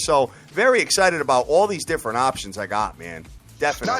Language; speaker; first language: English; native; English